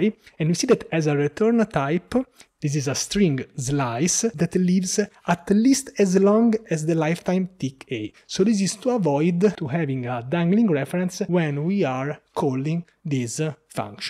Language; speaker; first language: English; non-native, fluent; Italian